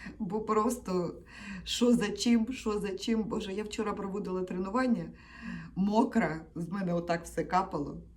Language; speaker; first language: Ukrainian; non-native, local second language; Russian